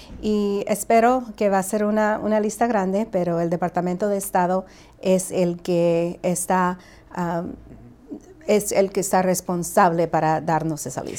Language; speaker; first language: Spanish; early bilingual, heritage; Spanish